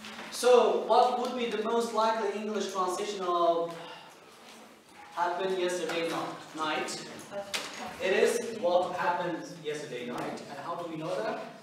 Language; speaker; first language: English; non-native, fluent; Turkish